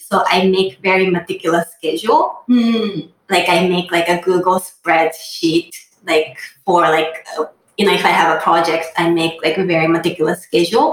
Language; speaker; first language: English; non-native, fluent; Japanese